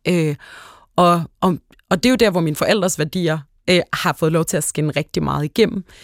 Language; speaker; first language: Danish; early bilingual, other home language; Arabic